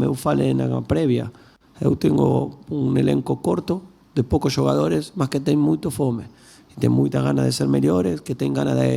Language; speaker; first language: Portuguese; non-native, learner; Spanish